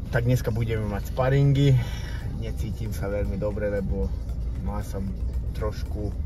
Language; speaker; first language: Slovak; non-native, local second language; Hungarian